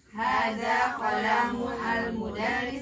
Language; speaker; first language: Arabic; non-native, learner; Indonesian